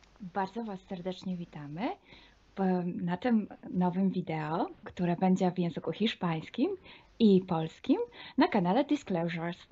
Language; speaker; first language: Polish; non-native, fluent; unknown